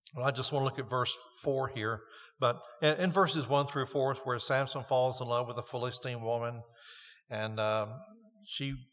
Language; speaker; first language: English; native; English